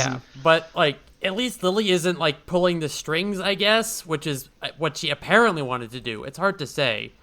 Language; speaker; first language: English; native; English